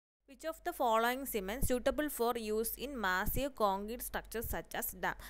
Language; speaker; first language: English; non-native, local second language; Malayalam